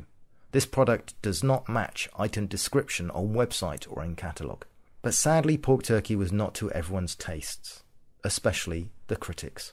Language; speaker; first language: English; native; English